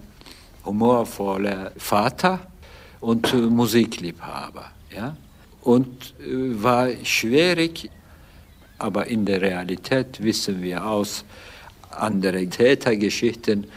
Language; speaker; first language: German; non-native, fluent; Turkish